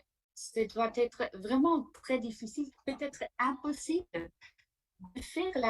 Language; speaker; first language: French; non-native, fluent; Dutch